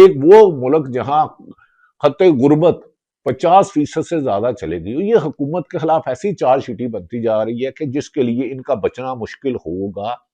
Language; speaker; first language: Urdu; non-native, local second language; Punjabi